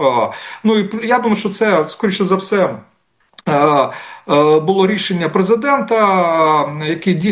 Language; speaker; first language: Ukrainian; native; Ukrainian